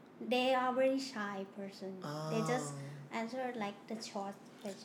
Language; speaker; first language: English; non-native, learner; Thai